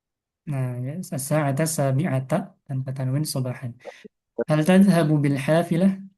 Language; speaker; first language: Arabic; non-native, fluent; Indonesian